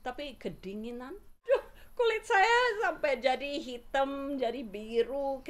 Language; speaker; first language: Indonesian; non-native, fluent; English